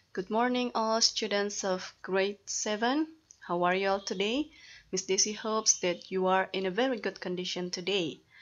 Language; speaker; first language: English; non-native, fluent; Indonesian